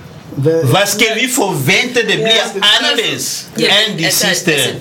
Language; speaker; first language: Danish; non-native, fluent; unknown